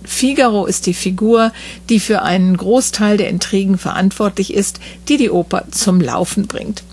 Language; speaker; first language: German; native; German